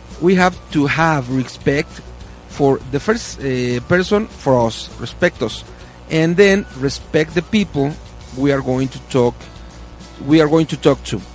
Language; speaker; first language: English; non-native, learner; Spanish